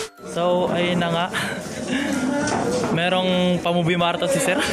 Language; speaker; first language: Filipino; native; Filipino